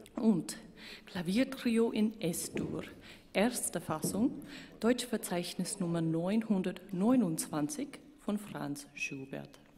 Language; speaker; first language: German; native; German